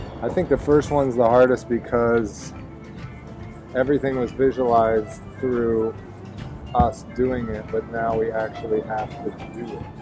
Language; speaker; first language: English; native; English